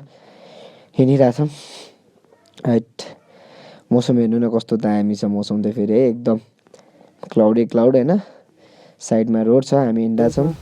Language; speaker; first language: Nepali; native; Nepali